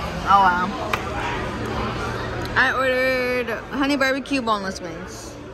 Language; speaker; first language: English; early bilingual, other home language; Spanish